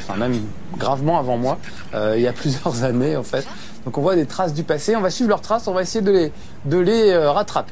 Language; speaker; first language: French; native; French